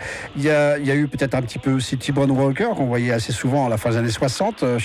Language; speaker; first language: French; native; French